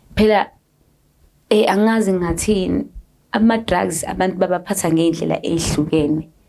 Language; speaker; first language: Zulu; non-native, fluent; Swahili